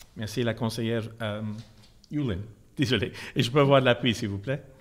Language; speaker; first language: French; non-native, local second language; English